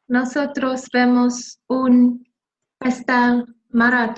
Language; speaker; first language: Spanish; non-native, learner; Vietnamese